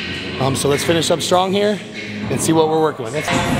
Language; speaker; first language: English; native; English